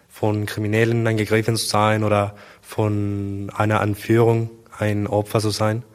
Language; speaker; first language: German; non-native, learner; Spanish